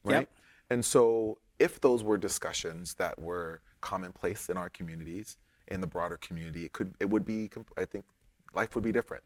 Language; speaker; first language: English; native; English